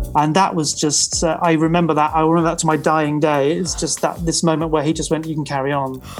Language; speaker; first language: English; native; English